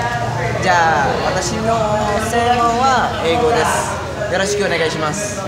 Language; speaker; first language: Japanese; non-native, learner; Indonesian